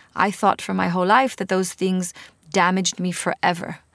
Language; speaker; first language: English; non-native, fluent; Hebrew